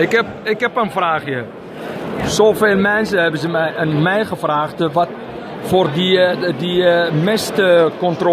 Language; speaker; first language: Dutch; non-native, learner; Arabic